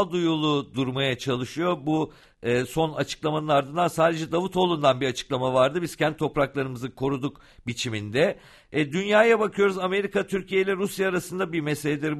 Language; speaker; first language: Turkish; native; Turkish